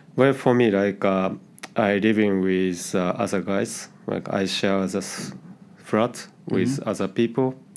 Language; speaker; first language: English; non-native, learner; Japanese